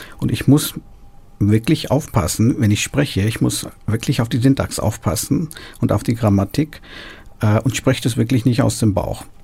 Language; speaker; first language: German; early bilingual, other home language; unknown